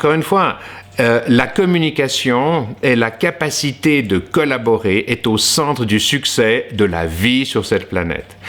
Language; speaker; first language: French; native; French